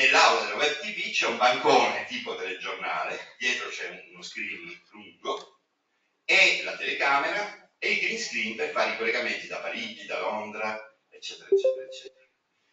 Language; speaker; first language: Italian; native; Italian